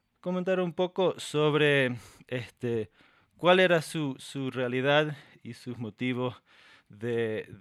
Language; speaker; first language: Spanish; non-native, fluent; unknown